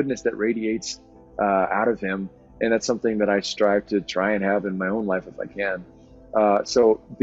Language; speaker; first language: English; native; English